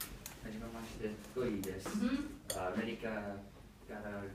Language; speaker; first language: Japanese; non-native, learner; English